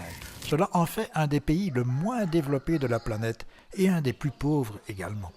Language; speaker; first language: French; native; French